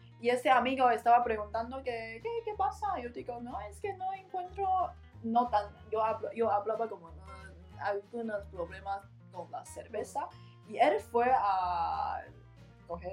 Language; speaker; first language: Spanish; non-native, learner; Chinese